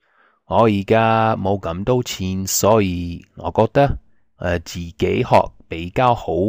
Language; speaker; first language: Cantonese; non-native, fluent; English